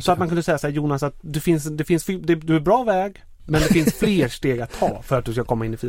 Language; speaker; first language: Swedish; native; Swedish